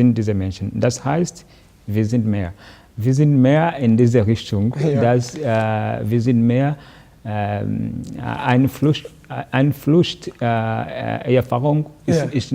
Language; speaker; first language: German; non-native, learner; Kinyarwanda